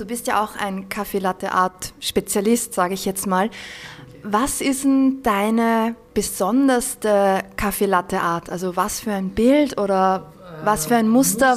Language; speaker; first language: German; native; German